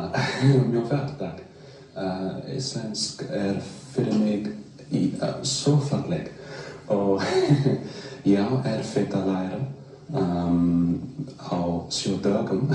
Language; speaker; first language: Icelandic; non-native, learner; English